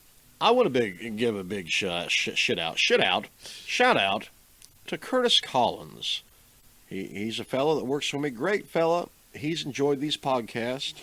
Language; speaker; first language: English; native; English